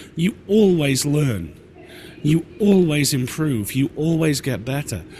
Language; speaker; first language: English; native; English